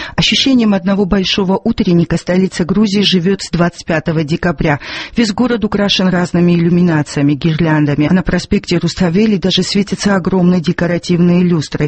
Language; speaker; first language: Russian; non-native, local second language; Georgian